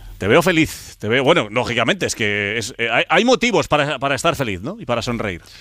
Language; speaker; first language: Spanish; native; Spanish